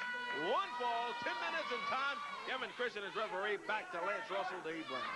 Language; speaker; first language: English; native; English